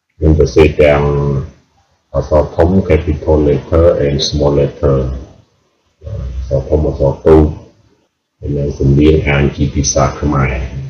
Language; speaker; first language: Khmer; native; Khmer